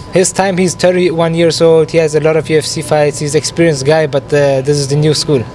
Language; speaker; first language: English; non-native, fluent; German